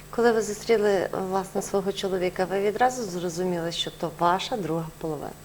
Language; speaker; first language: Ukrainian; native; Ukrainian